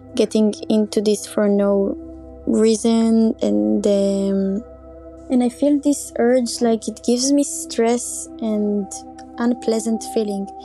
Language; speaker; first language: English; non-native, fluent; Hebrew